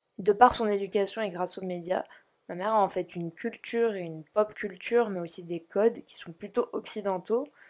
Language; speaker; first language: French; native; French